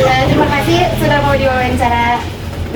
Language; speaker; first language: Indonesian; native; Indonesian